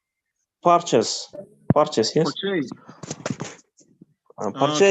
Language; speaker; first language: English; non-native, learner; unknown